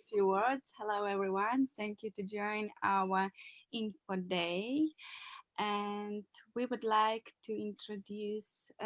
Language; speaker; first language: English; non-native, learner; Ukrainian